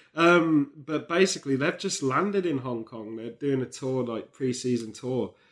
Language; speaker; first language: English; native; English